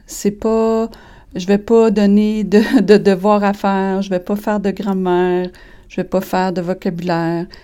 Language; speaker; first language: French; native; French